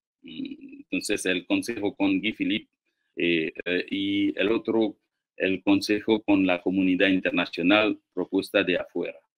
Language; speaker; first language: Spanish; non-native, fluent; Haitian Creole